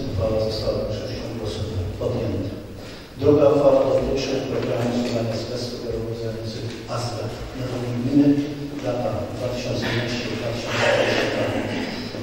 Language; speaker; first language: Polish; native; Polish